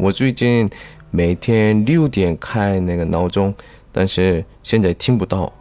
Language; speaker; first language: Chinese; non-native, learner; Korean